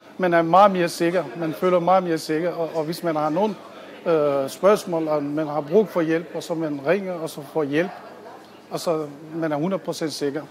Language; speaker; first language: Danish; non-native, learner; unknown